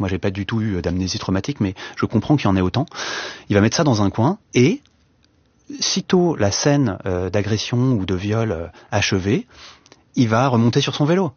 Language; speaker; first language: French; native; French